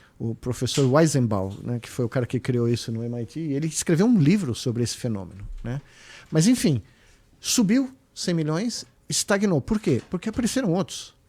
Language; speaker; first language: Portuguese; native; Portuguese